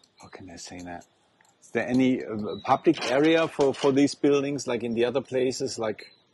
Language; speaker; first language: English; non-native, fluent; German